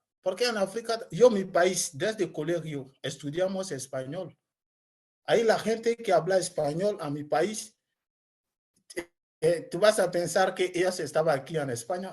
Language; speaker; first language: Spanish; non-native, learner; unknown